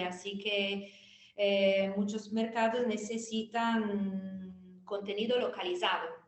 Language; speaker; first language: Spanish; non-native, fluent; Italian